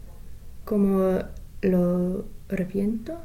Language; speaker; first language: Spanish; non-native, fluent; English